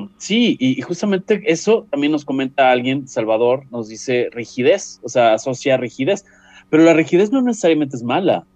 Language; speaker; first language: Spanish; native; Spanish